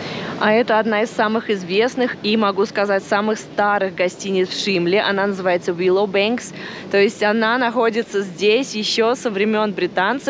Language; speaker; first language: Russian; native; Russian